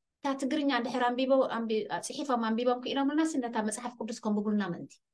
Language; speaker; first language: Tigrinya; native; Tigrinya